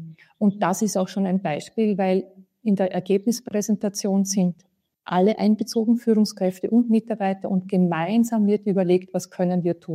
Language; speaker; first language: German; native; German